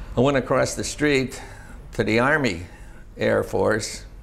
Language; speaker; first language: English; native; English